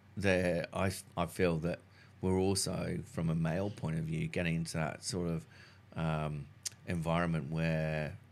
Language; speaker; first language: English; native; English